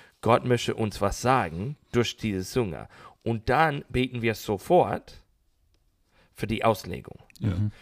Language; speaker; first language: German; non-native, learner; English